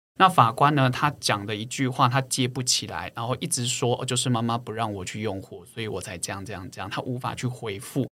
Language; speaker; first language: Chinese; native; Chinese